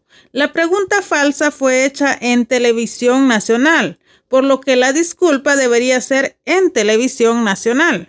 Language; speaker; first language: Spanish; native; Spanish